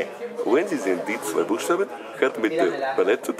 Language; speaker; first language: German; non-native, learner; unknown